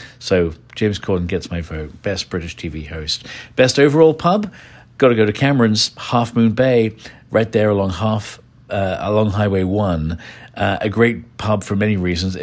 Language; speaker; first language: English; native; English